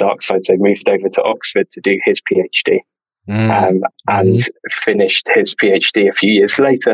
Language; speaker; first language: English; native; English